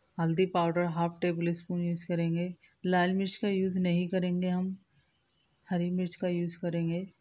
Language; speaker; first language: Hindi; native; Hindi